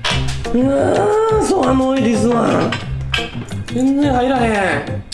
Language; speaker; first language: Japanese; native; Japanese